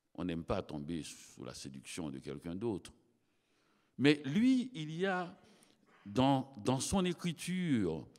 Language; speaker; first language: French; native; French